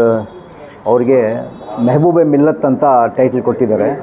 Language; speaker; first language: Kannada; non-native, local second language; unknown